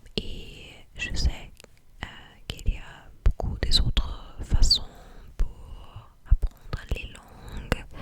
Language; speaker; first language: French; non-native, learner; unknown